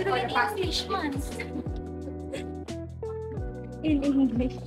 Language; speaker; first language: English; non-native, local second language; Filipino